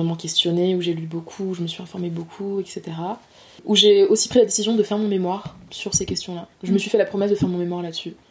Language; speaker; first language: French; native; French